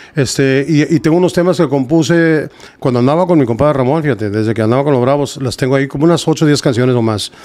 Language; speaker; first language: Spanish; early bilingual, heritage; Spanish